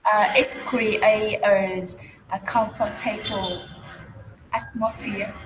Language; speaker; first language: English; non-native, learner; Vietnamese